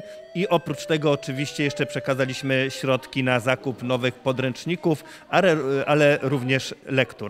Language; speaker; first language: Polish; native; Polish